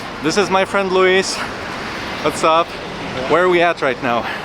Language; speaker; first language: English; non-native, fluent; Polish